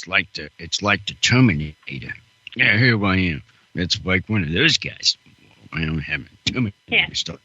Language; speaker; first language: English; non-native, fluent; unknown